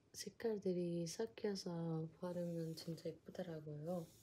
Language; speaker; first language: Korean; non-native, fluent; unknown